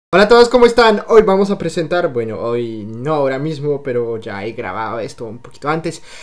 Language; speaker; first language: Spanish; non-native, fluent; French